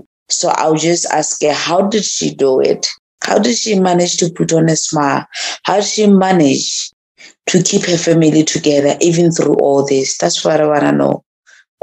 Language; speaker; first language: English; non-native, local second language; Tswana